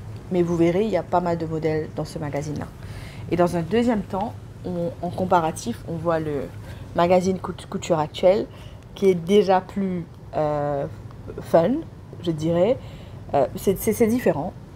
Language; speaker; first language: French; non-native, local second language; Morisyen